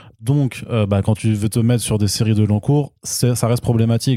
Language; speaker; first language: French; native; French